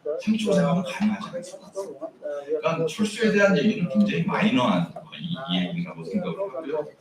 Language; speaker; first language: Korean; native; Korean